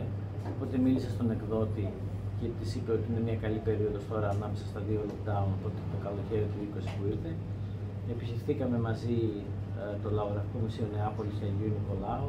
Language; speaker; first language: Greek; native; Greek